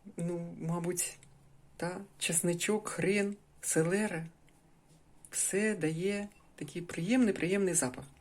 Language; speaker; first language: Ukrainian; native; Ukrainian